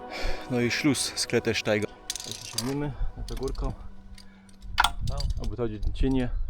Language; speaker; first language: Polish; non-native, local second language; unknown